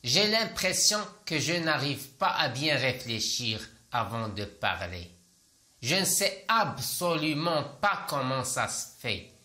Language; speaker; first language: French; non-native, local second language; Arabic